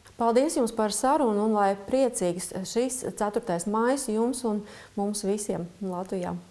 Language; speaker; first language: Latvian; native; Latvian